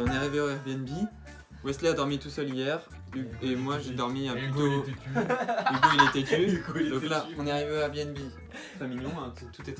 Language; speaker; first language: French; native; French